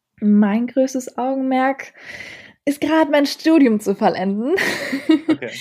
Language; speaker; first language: German; early bilingual, other home language; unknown